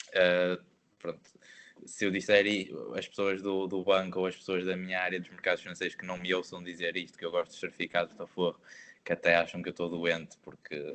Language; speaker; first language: Portuguese; native; Portuguese